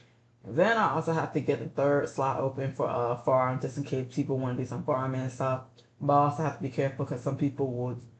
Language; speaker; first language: English; native; English